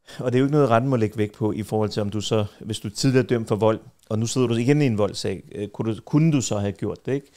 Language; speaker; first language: Danish; early bilingual, other home language; Kurdish